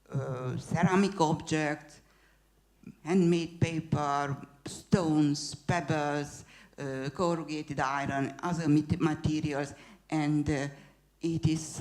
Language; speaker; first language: English; non-native, fluent; Hungarian